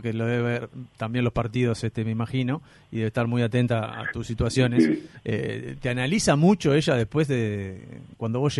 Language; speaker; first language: Spanish; native; Spanish